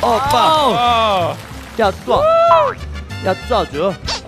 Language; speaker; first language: Chinese; non-native, learner; Turkish